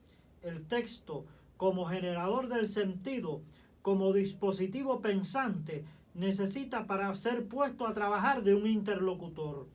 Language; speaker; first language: Spanish; native; Spanish